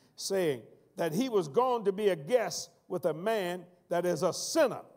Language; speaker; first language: English; native; English